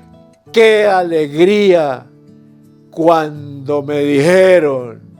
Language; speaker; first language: Spanish; native; Spanish